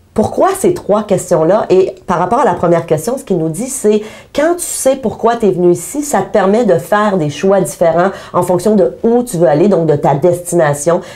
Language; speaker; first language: French; native; French